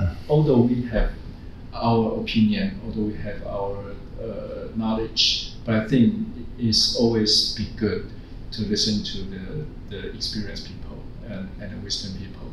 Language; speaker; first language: English; non-native, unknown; Chinese